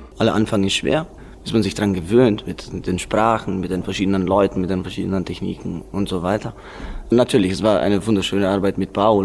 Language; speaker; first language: German; non-native, local second language; Romanian